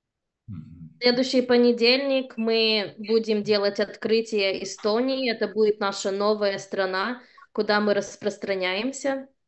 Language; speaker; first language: Russian; early bilingual, heritage; Russian